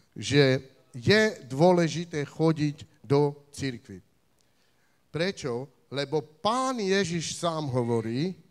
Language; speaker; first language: Slovak; non-native, local second language; Romany